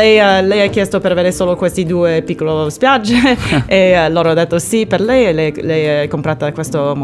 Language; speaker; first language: Italian; non-native, learner; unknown